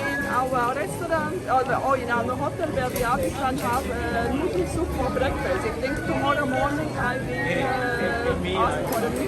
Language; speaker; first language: English; non-native, fluent; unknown